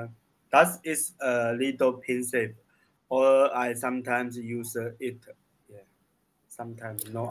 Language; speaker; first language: English; non-native, learner; Chinese